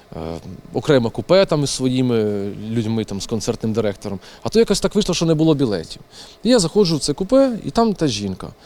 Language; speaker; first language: Ukrainian; native; Ukrainian